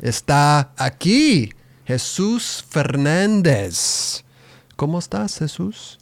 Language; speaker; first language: Spanish; non-native, learner; English